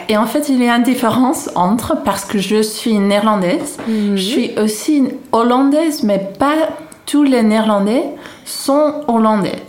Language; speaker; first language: French; non-native, fluent; Dutch